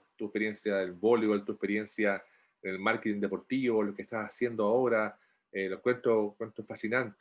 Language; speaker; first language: Spanish; native; Spanish